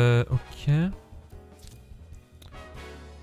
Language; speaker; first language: French; native; French